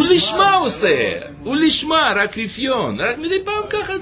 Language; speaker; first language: Hebrew; native; Hebrew